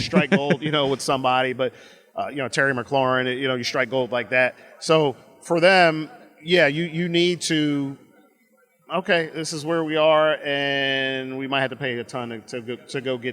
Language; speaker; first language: English; native; English